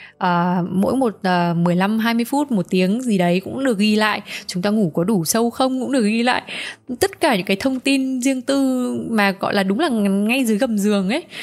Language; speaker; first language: Vietnamese; native; Vietnamese